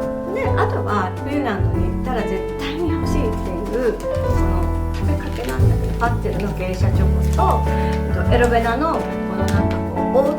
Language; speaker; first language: Japanese; native; Japanese